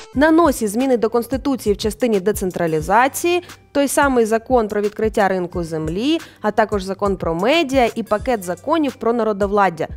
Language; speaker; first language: Ukrainian; native; Ukrainian